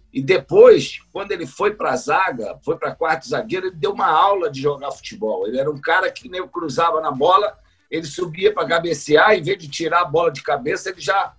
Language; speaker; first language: Portuguese; native; Portuguese